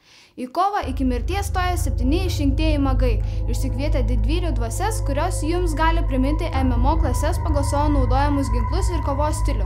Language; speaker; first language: Lithuanian; native; Lithuanian